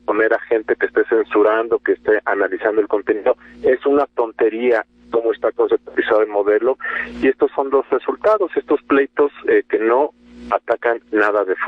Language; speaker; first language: Spanish; native; Spanish